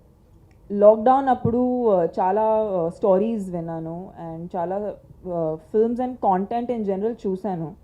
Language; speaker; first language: Telugu; non-native, local second language; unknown